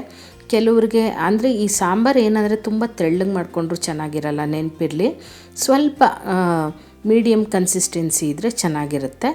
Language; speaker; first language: Kannada; native; Kannada